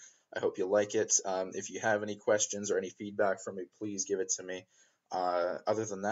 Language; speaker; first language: English; native; English